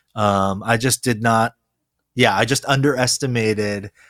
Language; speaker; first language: English; early bilingual, other home language; Korean